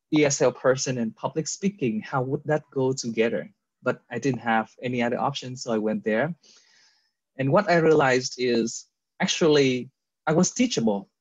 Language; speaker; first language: English; non-native, fluent; Vietnamese